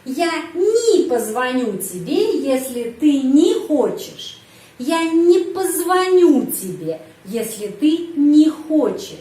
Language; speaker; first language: Russian; non-native, fluent; Indonesian